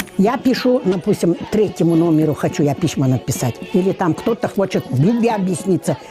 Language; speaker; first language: Russian; non-native, local second language; Chuvash